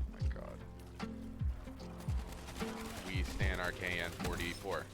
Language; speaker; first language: English; native; English